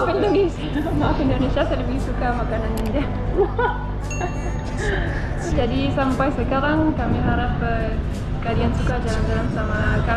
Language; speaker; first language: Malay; non-native, fluent; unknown